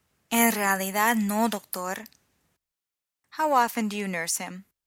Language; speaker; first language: English; native; English